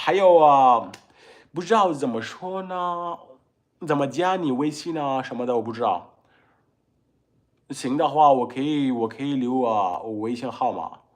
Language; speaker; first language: Chinese; non-native, learner; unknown